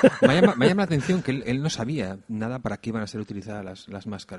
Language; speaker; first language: Spanish; native; Spanish